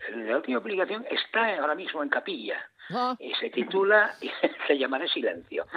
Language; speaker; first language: Spanish; native; Spanish